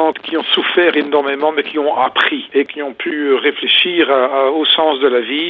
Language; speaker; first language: French; native; French